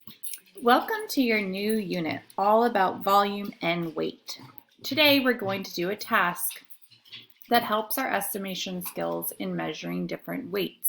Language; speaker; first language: English; native; English